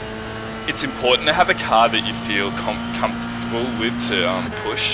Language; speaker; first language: English; native; English